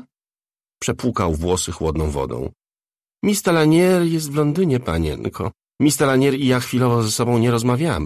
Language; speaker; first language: Polish; native; Polish